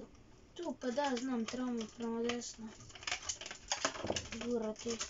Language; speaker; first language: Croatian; early bilingual, heritage; Croatian